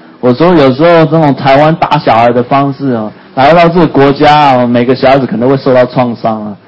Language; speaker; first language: Chinese; native; Chinese